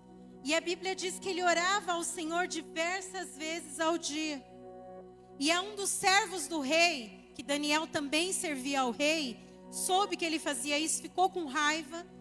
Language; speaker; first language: Portuguese; native; Portuguese